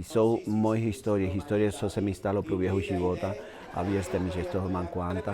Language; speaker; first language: Czech; non-native, fluent; Spanish